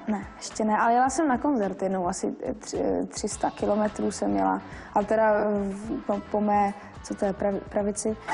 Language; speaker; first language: Czech; non-native, local second language; Polish